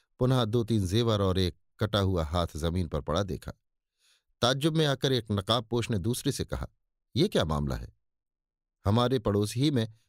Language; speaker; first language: Hindi; native; Hindi